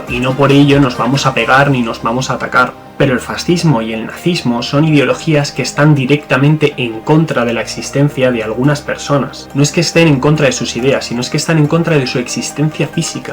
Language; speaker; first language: Spanish; native; Spanish